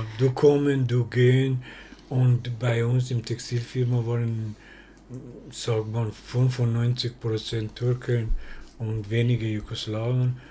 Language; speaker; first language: German; non-native, learner; Persian